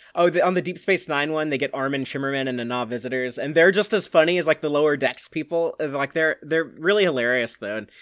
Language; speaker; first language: English; native; English